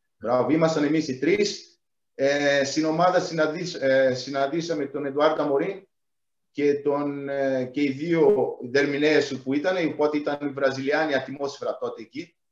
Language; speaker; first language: Greek; non-native, fluent; Portuguese